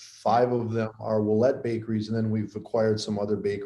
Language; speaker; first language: English; native; English